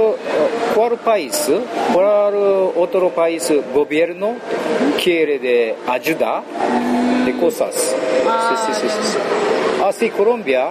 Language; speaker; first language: Spanish; non-native, learner; Japanese